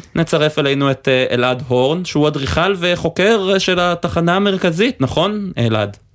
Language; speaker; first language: Hebrew; native; Hebrew